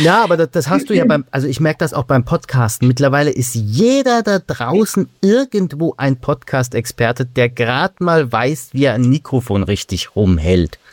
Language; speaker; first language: German; native; German